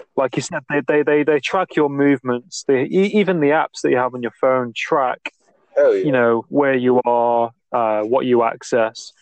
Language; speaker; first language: English; native; English